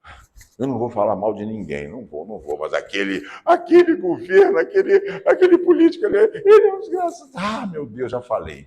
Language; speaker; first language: Portuguese; native; Portuguese